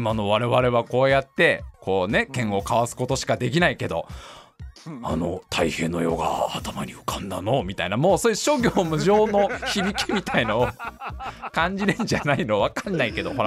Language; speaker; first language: Japanese; native; Japanese